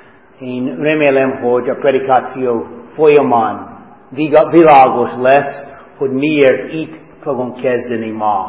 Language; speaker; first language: Hungarian; non-native, fluent; English